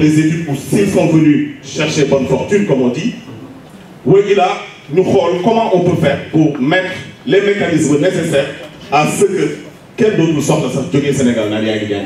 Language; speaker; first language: French; non-native, local second language; Wolof